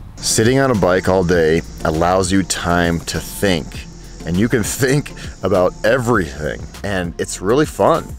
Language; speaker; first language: English; native; English